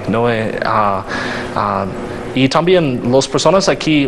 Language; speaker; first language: Spanish; non-native, learner; English